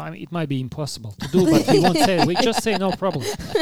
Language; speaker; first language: English; non-native, fluent; Bosnian